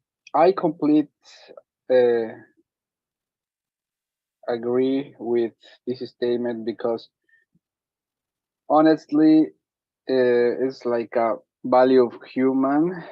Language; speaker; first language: English; non-native, learner; Spanish